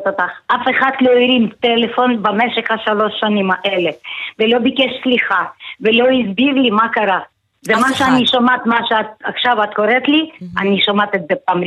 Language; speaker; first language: Hebrew; non-native, fluent; Russian